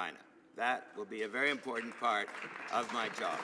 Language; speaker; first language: English; native; English